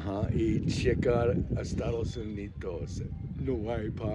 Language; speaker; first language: Spanish; non-native, learner; English